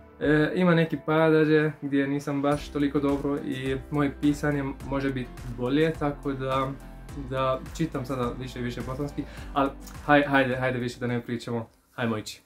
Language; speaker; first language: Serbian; non-native, learner; Arabic